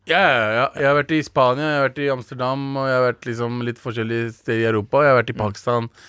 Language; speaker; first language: Norwegian; early bilingual, other home language; Urdu